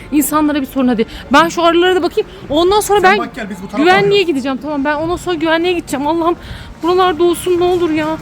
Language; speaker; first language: Turkish; native; Turkish